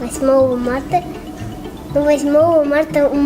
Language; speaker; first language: Russian; non-native, learner; Tajik